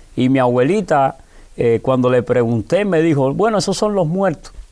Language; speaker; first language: Spanish; native; Spanish